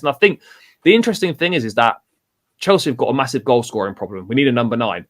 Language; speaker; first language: English; native; English